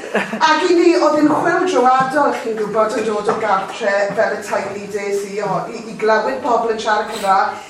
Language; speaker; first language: Welsh; non-native, local second language; English